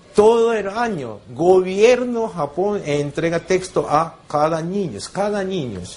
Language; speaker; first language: Spanish; non-native, fluent; Japanese